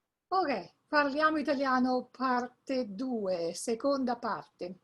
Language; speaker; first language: Italian; non-native, fluent; English